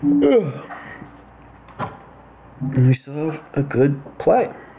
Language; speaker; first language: English; native; English